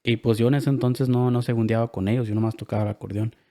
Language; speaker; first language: Spanish; early bilingual, heritage; Spanish